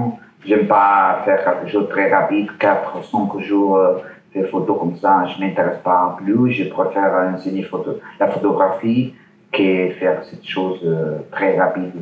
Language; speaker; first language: French; non-native, learner; Italian